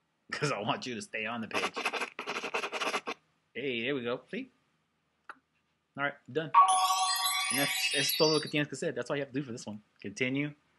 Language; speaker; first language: English; early bilingual, other home language; Spanish